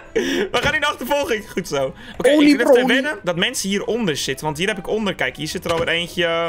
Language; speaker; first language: Dutch; native; Dutch